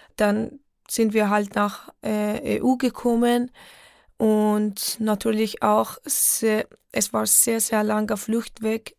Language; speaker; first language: German; non-native, fluent; Persian